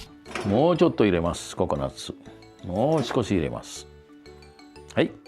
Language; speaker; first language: Japanese; non-native, fluent; Sinhala